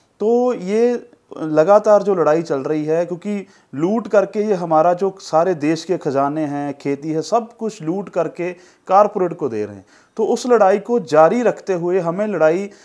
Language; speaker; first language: Hindi; non-native, local second language; Punjabi